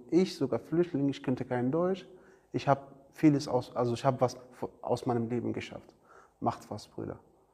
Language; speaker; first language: German; non-native, learner; Arabic